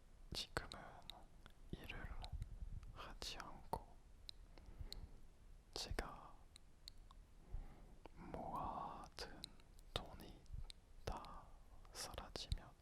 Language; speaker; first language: Korean; non-native, fluent; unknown